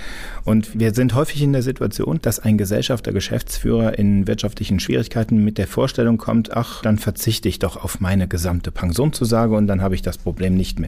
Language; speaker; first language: German; native; German